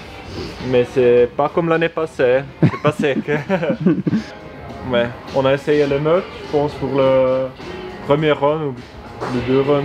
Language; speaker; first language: French; non-native, learner; German